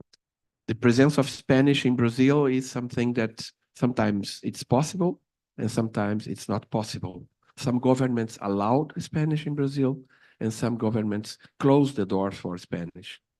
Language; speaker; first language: English; non-native, fluent; Portuguese